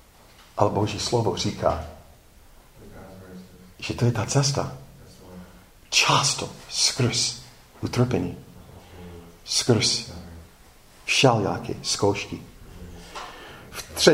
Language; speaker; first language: Czech; non-native, fluent; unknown